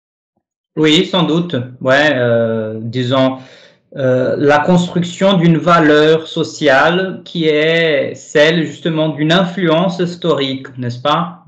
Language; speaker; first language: French; non-native, fluent; Portuguese